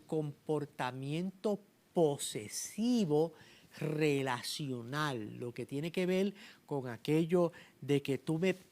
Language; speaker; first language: Spanish; native; Spanish